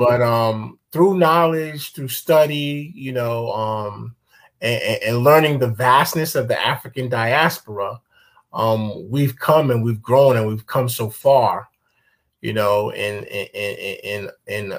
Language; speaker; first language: English; early bilingual, other home language; Akan